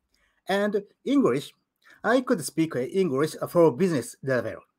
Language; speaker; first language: English; non-native, learner; Japanese